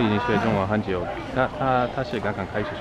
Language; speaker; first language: Chinese; non-native, learner; English